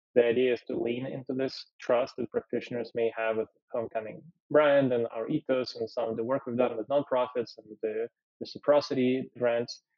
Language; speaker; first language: English; early bilingual, other home language; Ukrainian